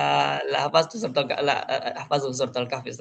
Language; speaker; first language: Arabic; non-native, learner; Indonesian